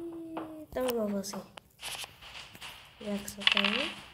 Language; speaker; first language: Portuguese; early bilingual, heritage; Portuguese